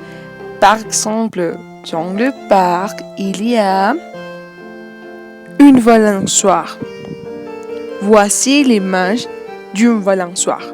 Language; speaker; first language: French; non-native, fluent; Spanish